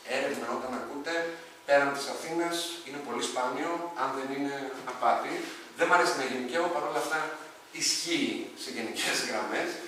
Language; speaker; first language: Greek; early bilingual, other home language; Arabic